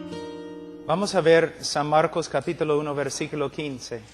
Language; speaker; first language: Spanish; non-native, fluent; English